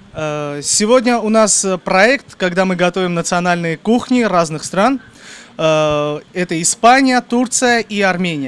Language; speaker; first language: Russian; non-native, fluent; Armenian